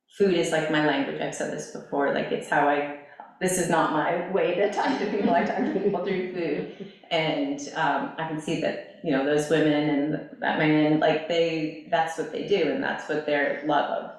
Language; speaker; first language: English; native; English